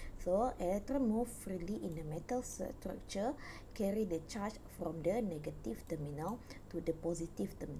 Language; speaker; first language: English; non-native, local second language; Malay